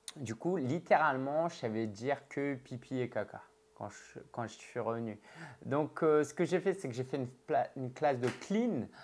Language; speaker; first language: French; early bilingual, other home language; Chinese